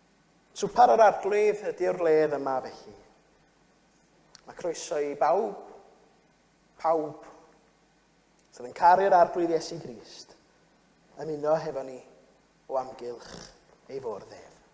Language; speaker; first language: Welsh; native; Welsh